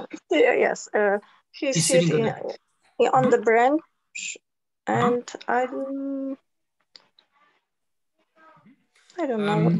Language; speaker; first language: English; non-native, learner; Polish